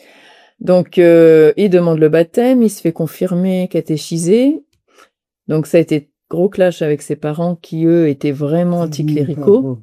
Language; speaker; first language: French; native; French